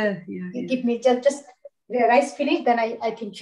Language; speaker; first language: English; non-native, learner; Bangla